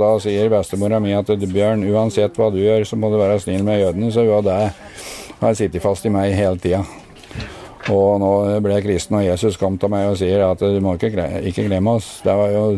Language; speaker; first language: Norwegian; native; Norwegian